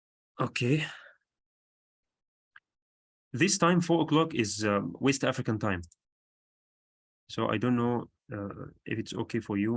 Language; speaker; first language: English; non-native, fluent; Arabic